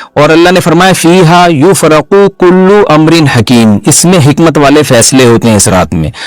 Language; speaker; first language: Urdu; non-native, local second language; Pashto